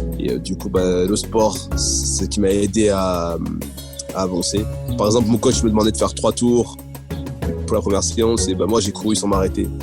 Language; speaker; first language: French; early bilingual, other home language; Rundi